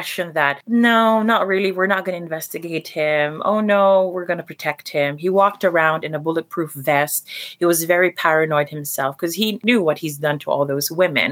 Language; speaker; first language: English; non-native, local second language; Cebuano